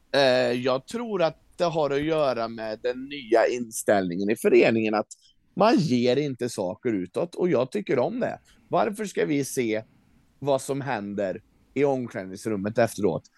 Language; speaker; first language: Swedish; native; Swedish